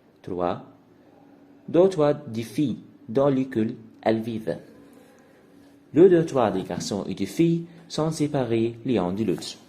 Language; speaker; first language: French; non-native, learner; Arabic